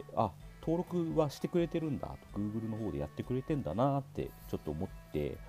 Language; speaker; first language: Japanese; native; Japanese